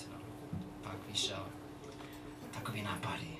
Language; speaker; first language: Czech; non-native, learner; English